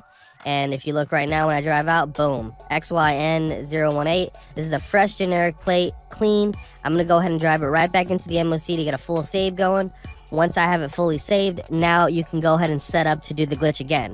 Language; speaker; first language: English; native; English